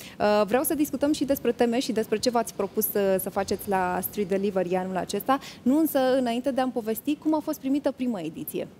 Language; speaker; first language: Romanian; native; Romanian